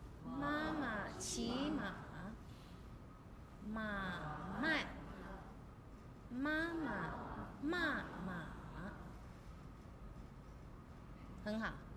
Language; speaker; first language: Chinese; non-native, learner; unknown